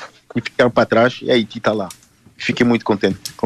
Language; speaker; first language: Portuguese; non-native, learner; French